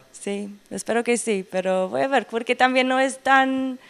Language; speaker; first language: Spanish; non-native, learner; English